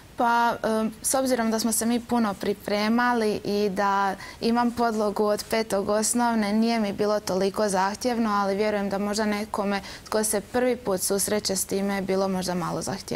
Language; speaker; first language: Croatian; native; Croatian